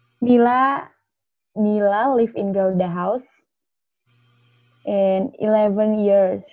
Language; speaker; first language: English; non-native, learner; Indonesian